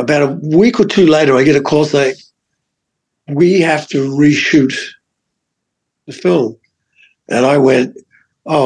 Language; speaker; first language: English; native; English